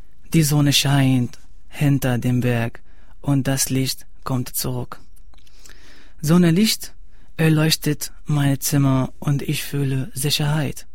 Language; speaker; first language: German; non-native, learner; Arabic